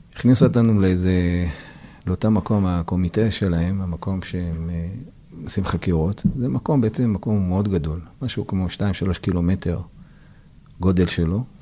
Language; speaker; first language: Hebrew; non-native, fluent; Persian